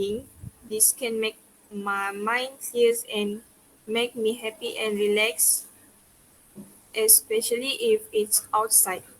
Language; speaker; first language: English; non-native, local second language; Malay